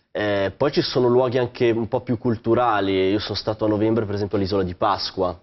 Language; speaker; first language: Italian; native; Italian